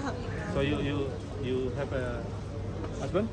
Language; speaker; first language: English; non-native, learner; Indonesian